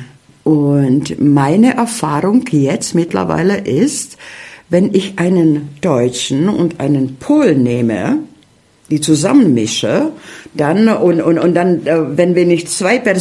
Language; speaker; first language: German; early bilingual, heritage; Czech